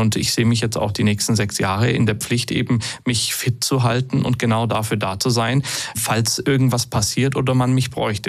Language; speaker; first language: German; native; German